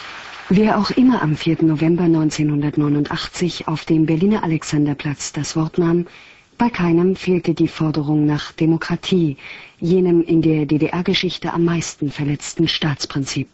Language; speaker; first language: German; native; German